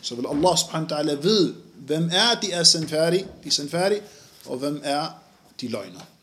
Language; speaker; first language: Danish; non-native, fluent; Arabic